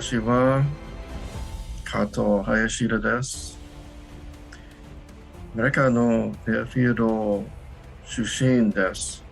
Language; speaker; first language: Japanese; non-native, learner; English